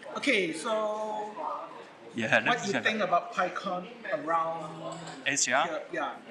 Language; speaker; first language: English; non-native, fluent; Chinese